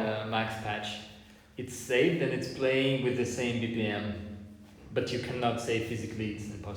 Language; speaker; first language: English; non-native, fluent; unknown